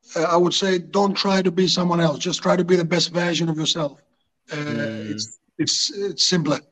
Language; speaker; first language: English; non-native, fluent; Greek